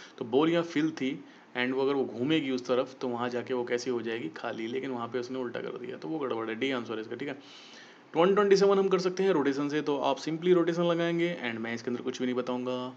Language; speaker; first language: Hindi; native; Hindi